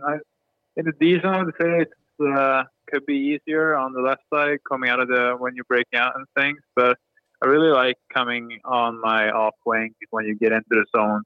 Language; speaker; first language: English; non-native, fluent; Swedish